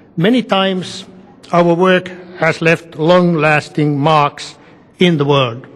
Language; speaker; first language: English; non-native, fluent; Finnish